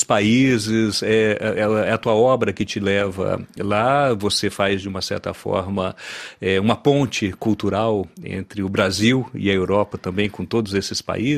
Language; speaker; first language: Portuguese; native; Portuguese